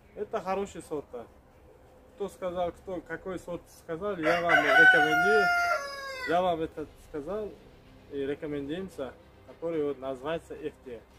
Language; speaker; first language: Russian; non-native, local second language; Uzbek